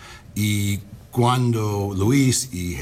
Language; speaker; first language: Spanish; non-native, learner; English